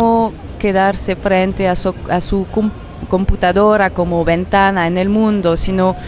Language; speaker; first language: Spanish; non-native, fluent; French